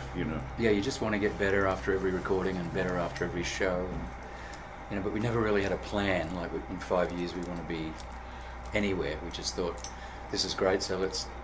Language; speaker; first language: English; native; English